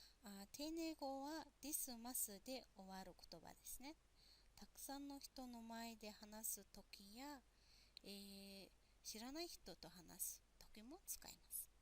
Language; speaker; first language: Japanese; non-native, fluent; Mongolian